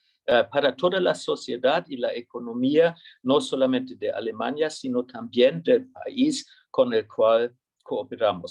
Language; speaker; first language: Spanish; non-native, fluent; German